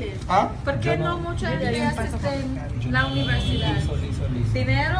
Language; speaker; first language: Spanish; non-native, learner; English